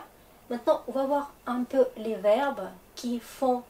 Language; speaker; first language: French; non-native, fluent; Russian